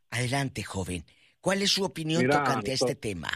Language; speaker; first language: Spanish; native; Spanish